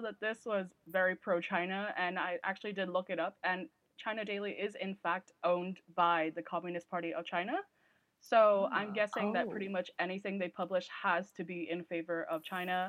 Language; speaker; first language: English; non-native, local second language; Cantonese